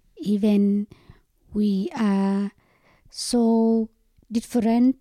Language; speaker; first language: English; non-native, learner; Vietnamese